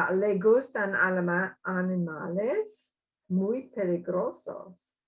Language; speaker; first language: Spanish; non-native, learner; English